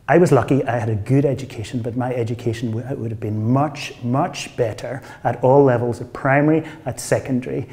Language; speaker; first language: English; native; English